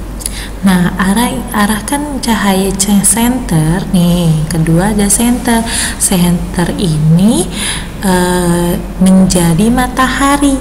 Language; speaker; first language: Indonesian; native; Indonesian